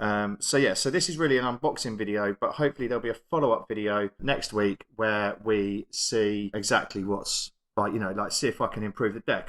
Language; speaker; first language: English; native; English